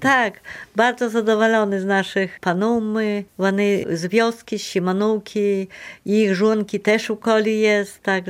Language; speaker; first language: Polish; non-native, local second language; Belarusian